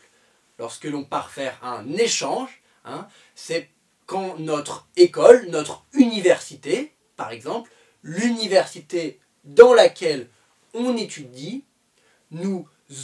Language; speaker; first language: French; native; French